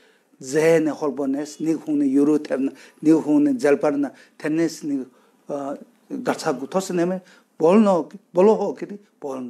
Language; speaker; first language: Mongolian; non-native, fluent; Tibetan